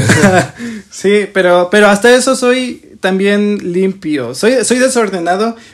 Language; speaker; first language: Spanish; non-native, fluent; English